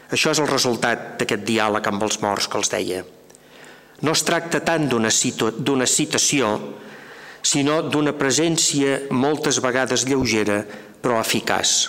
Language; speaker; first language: Catalan; native; Catalan